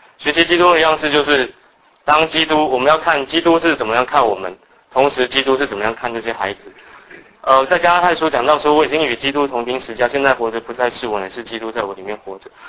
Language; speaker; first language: Chinese; early bilingual, other home language; Cantonese